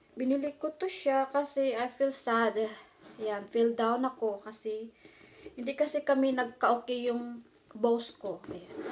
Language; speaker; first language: Filipino; non-native, local second language; Cebuano